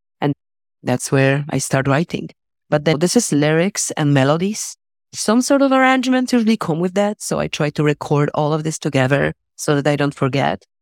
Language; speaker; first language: English; non-native, fluent; Polish